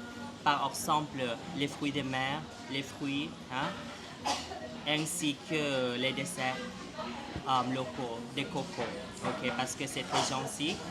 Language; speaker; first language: French; non-native, fluent; Thai